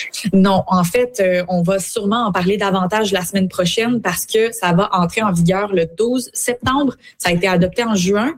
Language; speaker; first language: French; native; French